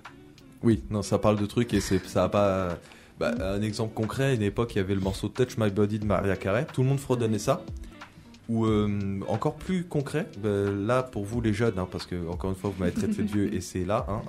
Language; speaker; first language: French; native; French